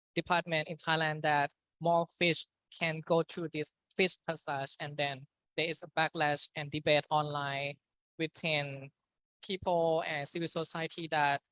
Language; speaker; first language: English; non-native, fluent; Thai